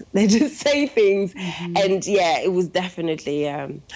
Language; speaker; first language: English; non-native, fluent; French